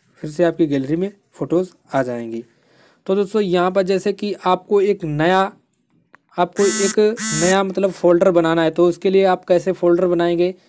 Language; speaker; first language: Hindi; native; Hindi